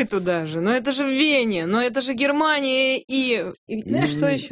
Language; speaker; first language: Russian; native; Russian